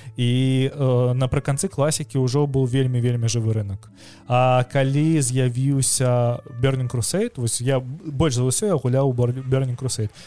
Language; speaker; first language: Belarusian; non-native, local second language; Russian